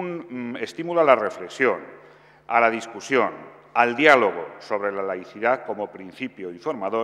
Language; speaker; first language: Spanish; native; Spanish